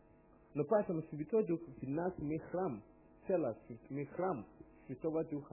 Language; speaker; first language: Russian; non-native, learner; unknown